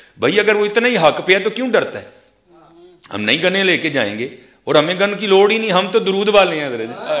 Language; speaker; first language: Urdu; non-native, local second language; Punjabi